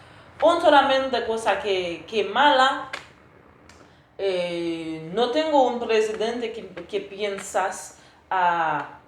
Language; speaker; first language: Spanish; non-native, learner; Haitian Creole